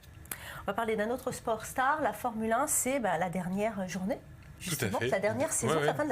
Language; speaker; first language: French; native; French